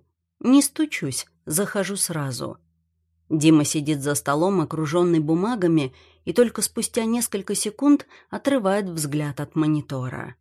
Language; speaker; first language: Russian; native; Russian